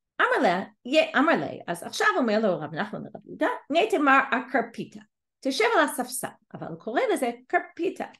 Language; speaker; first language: Hebrew; non-native, fluent; English